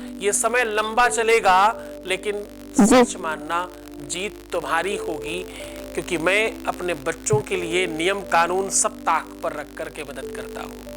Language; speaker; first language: Hindi; native; Hindi